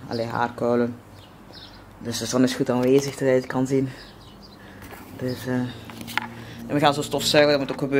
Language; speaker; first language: Dutch; native; Dutch